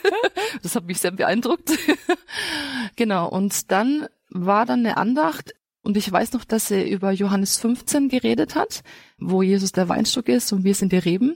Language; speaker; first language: German; native; German